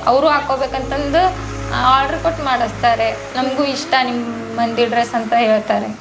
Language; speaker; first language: Kannada; non-native, local second language; Lambadi